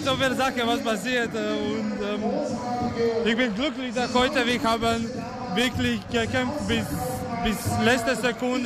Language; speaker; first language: German; non-native, learner; Croatian